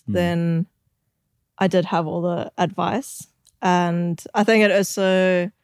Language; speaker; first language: English; native; English